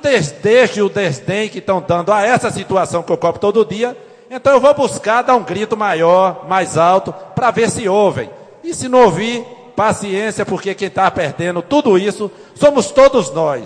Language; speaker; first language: Portuguese; native; Portuguese